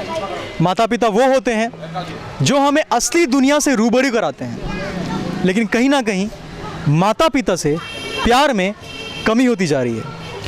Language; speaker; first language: Hindi; native; Hindi